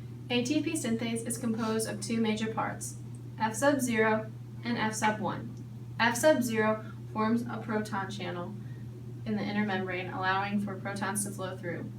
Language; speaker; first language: English; native; English